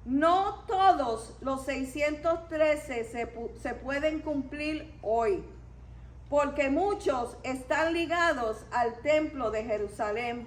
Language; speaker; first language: Spanish; native; Spanish